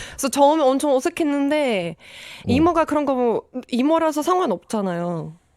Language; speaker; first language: Korean; non-native, fluent; Polish